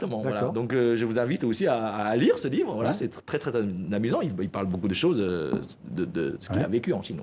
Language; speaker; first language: French; non-native, fluent; Chinese